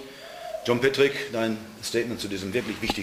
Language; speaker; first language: German; native; German